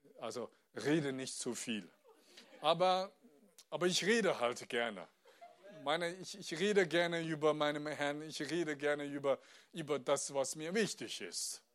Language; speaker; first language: German; non-native, fluent; Chinese